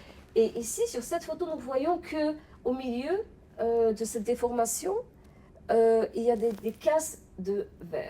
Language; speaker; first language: French; non-native, fluent; Polish